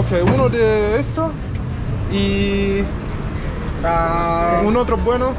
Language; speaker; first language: Spanish; non-native, learner; Italian